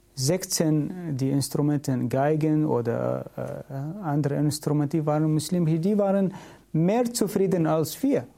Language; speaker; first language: German; non-native, learner; Syriac